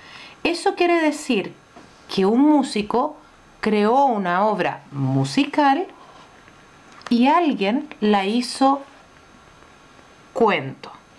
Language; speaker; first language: Spanish; native; Spanish